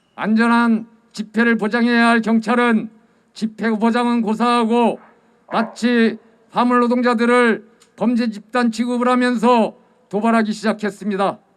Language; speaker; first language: Korean; native; Korean